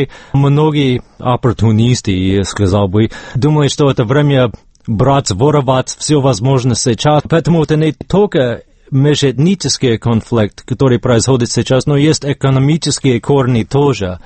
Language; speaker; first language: Russian; non-native, fluent; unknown